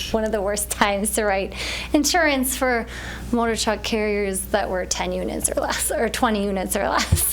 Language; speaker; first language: English; native; English